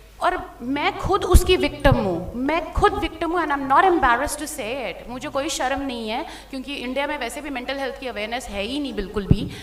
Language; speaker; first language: Hindi; native; Hindi